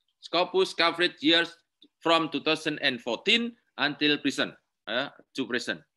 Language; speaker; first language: English; non-native, learner; Indonesian